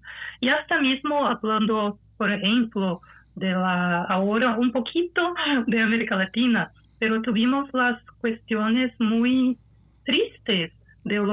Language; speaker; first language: Spanish; non-native, fluent; Portuguese